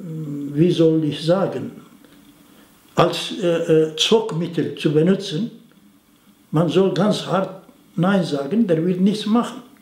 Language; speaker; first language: German; non-native, fluent; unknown